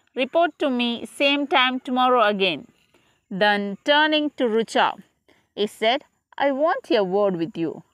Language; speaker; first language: English; non-native, local second language; Tamil